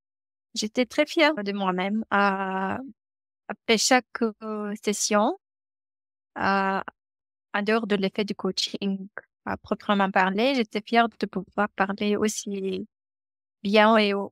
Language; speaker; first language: French; non-native, fluent; Romanian